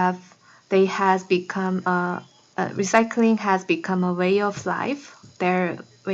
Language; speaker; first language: English; non-native, learner; Korean